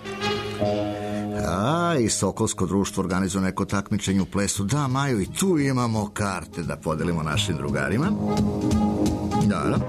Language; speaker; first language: Serbian; native; Serbian